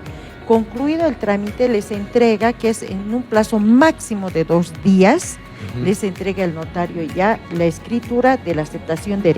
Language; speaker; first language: Spanish; native; Spanish